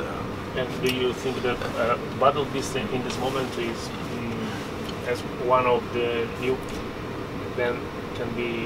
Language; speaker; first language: English; non-native, fluent; Italian